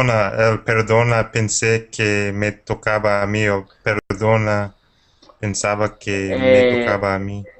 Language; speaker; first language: Spanish; non-native, fluent; English